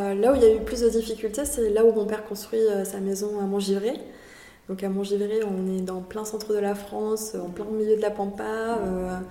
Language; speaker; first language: French; early bilingual, other home language; Spanish